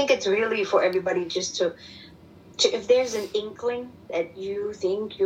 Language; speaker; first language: English; non-native, fluent; German